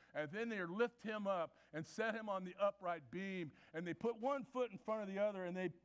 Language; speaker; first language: English; native; English